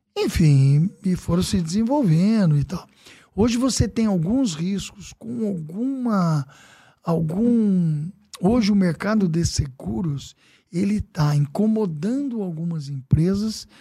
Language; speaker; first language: Portuguese; native; Portuguese